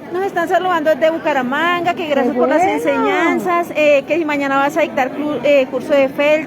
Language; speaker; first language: Spanish; native; Spanish